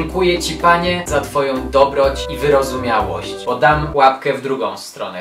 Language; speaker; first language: Polish; native; Polish